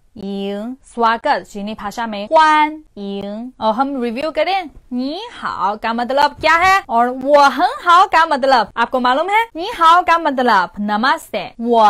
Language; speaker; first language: Hindi; non-native, fluent; Chinese